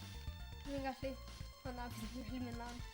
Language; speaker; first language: Welsh; non-native, local second language; English